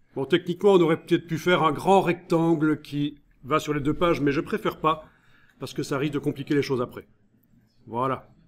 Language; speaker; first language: French; native; French